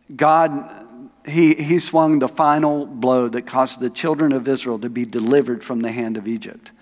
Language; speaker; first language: English; native; English